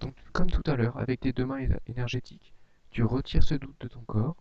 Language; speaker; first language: French; native; French